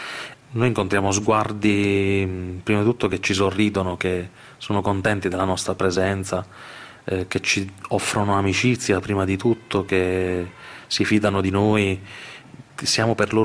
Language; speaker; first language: Italian; native; Italian